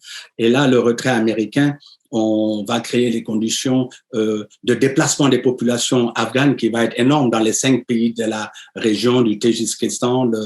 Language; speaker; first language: French; native; French